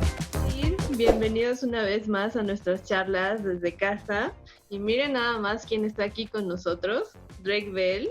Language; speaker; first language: Spanish; native; Spanish